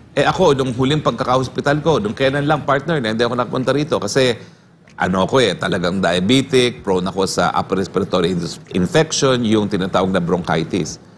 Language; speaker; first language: Filipino; native; Filipino